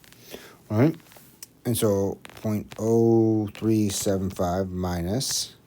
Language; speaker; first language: English; native; English